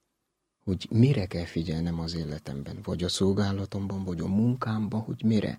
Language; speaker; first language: Hungarian; non-native, fluent; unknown